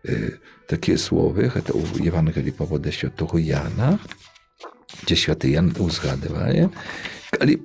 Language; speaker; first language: Polish; non-native, local second language; Belarusian